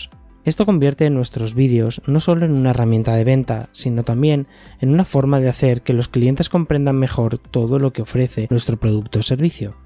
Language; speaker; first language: Spanish; native; Spanish